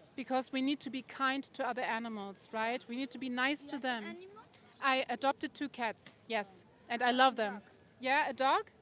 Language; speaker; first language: English; non-native, fluent; German